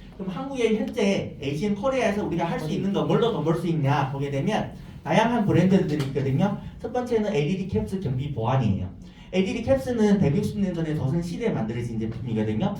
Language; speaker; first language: Korean; non-native, fluent; Chinese